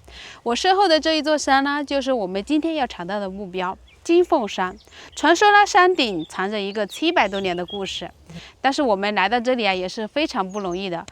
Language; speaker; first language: Chinese; native; Chinese